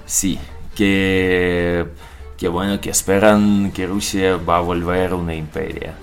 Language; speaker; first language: Spanish; non-native, learner; Russian